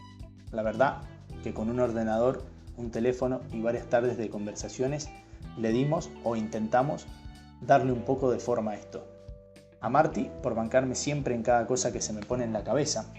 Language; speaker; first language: Spanish; native; Spanish